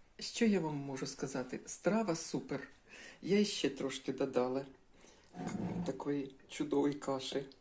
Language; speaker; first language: Ukrainian; non-native, local second language; Russian